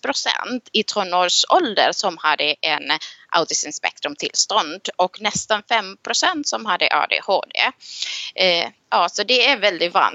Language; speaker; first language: Swedish; non-native, local second language; Finnish